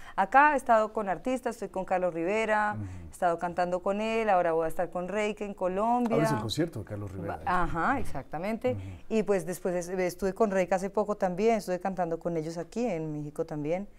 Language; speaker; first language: Spanish; native; Spanish